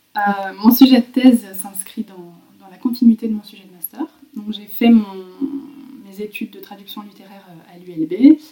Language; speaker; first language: French; native; French